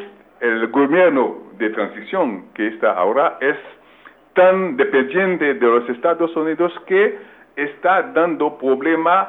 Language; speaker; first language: Spanish; non-native, local second language; Haitian Creole